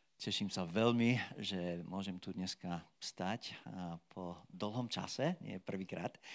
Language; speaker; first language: Slovak; non-native, fluent; English